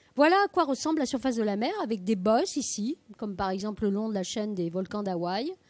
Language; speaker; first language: French; native; French